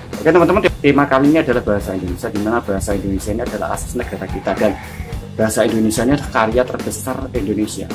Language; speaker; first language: Indonesian; native; Indonesian